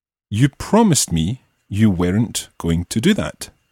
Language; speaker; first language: English; native; English